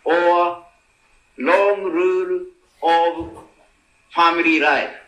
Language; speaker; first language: English; non-native, learner; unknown